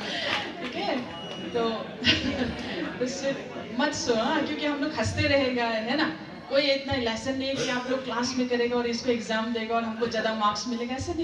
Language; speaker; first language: Hindi; non-native, local second language; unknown